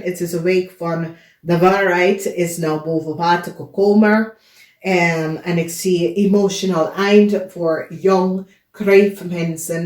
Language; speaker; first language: Dutch; non-native, learner; English